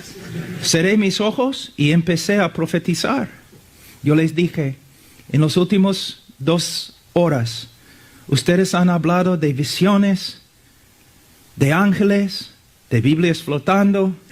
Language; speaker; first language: Spanish; non-native, fluent; English